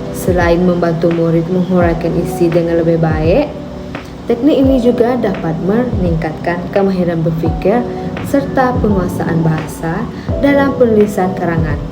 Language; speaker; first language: Malay; non-native, local second language; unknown